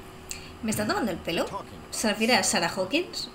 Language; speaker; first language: Spanish; native; Spanish